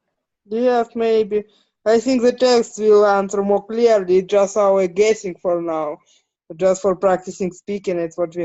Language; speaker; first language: English; non-native, learner; Ukrainian